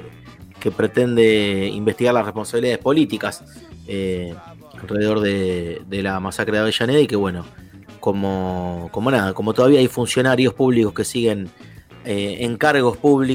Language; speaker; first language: Spanish; native; Spanish